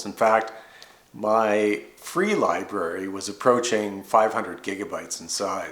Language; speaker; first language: English; native; English